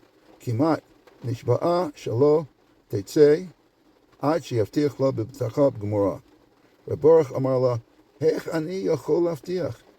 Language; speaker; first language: Hebrew; non-native, fluent; English